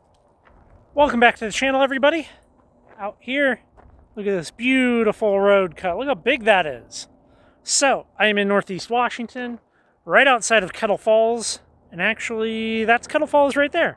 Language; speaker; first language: English; native; English